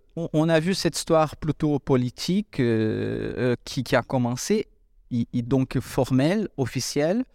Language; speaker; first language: French; non-native, fluent; Portuguese